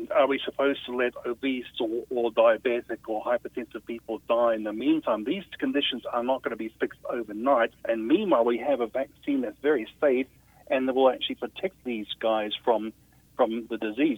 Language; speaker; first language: English; native; English